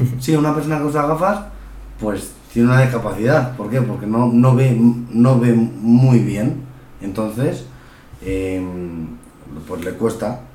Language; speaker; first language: Spanish; early bilingual, other home language; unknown